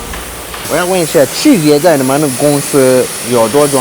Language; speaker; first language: Chinese; non-native, learner; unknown